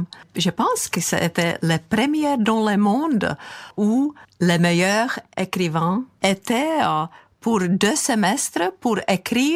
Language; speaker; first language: French; non-native, fluent; Czech